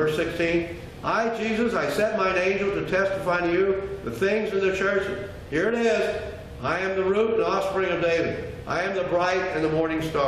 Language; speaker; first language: English; native; English